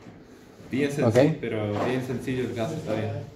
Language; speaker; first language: Spanish; native; Spanish